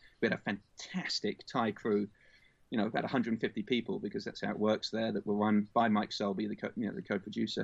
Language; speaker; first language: English; native; English